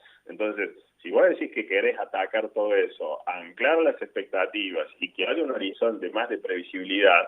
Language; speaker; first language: Spanish; native; Spanish